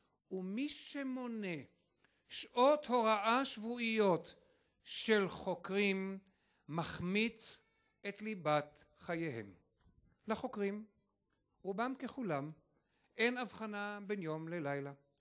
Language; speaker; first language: Hebrew; native; Hebrew